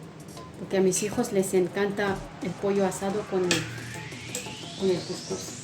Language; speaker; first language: Spanish; non-native, fluent; Arabic